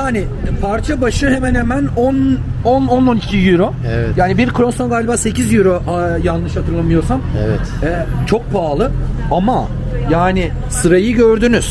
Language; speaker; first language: Turkish; early bilingual, heritage; Turkish